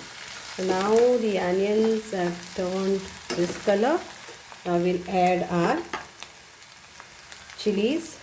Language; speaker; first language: English; non-native, local second language; Konkani